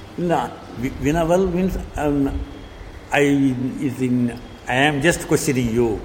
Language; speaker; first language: English; non-native, local second language; Tamil